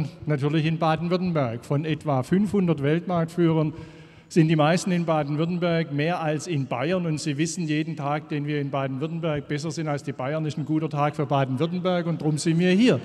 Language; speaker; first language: German; native; German